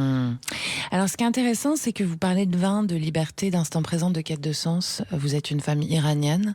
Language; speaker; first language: French; native; French